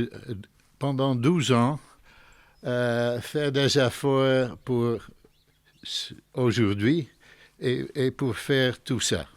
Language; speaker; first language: French; non-native, fluent; Dutch